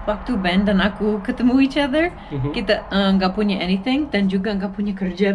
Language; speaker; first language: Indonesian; non-native, learner; English